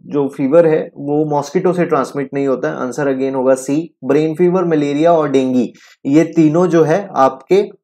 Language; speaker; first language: Hindi; native; Hindi